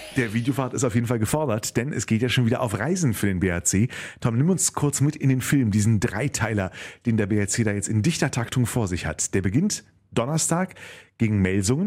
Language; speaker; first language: German; native; German